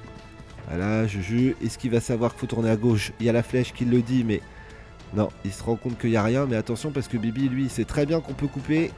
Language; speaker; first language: French; native; French